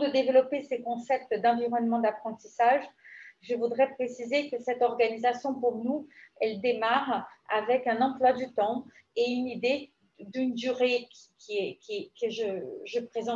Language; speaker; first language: French; native; French